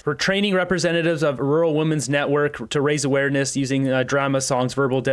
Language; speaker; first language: English; native; English